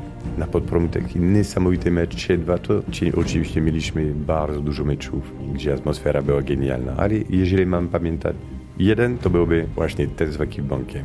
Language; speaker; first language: Polish; non-native, fluent; Italian